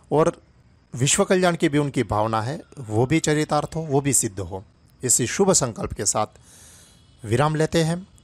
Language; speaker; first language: Hindi; non-native, local second language; Gujarati